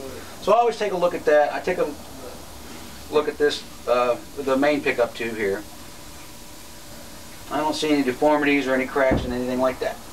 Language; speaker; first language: English; native; English